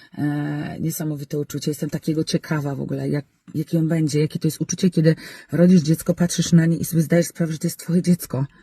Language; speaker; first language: Polish; native; Polish